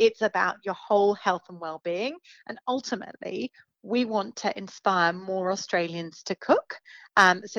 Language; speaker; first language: English; native; English